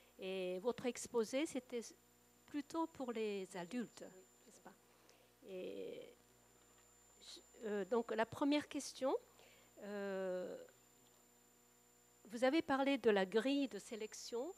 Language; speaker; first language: French; non-native, fluent; Japanese